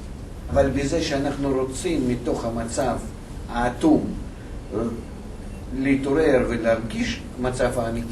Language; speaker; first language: Hebrew; non-native, fluent; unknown